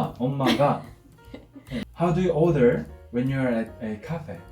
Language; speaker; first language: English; non-native, fluent; Korean